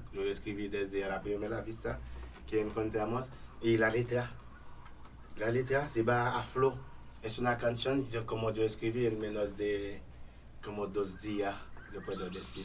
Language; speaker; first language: Spanish; non-native, fluent; Haitian Creole